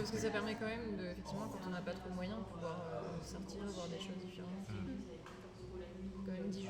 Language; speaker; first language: French; native; French